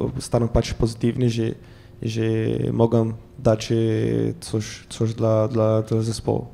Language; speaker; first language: Polish; non-native, fluent; Portuguese